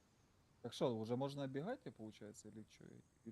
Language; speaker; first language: Russian; native; Russian